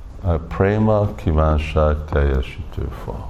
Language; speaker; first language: Hungarian; early bilingual, heritage; English